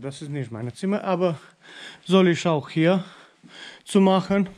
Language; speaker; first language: German; non-native, learner; Romanian